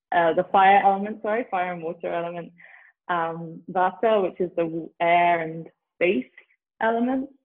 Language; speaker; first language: English; native; English